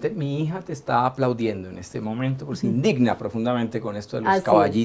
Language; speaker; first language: Spanish; native; Spanish